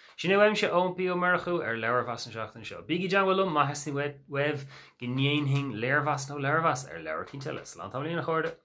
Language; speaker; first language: Irish; non-native, local second language; English